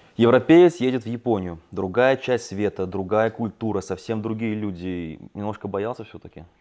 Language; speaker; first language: Russian; native; Russian